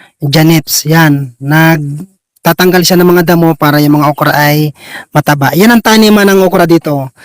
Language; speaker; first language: Filipino; native; Filipino